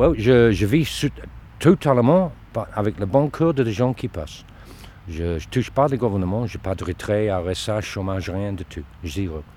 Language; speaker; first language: French; non-native, learner; Dutch